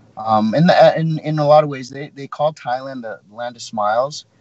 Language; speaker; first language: English; native; English